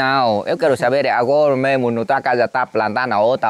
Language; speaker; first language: Portuguese; non-native, learner; Vietnamese